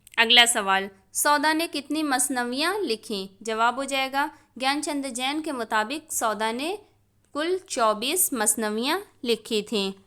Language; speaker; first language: Urdu; native; Urdu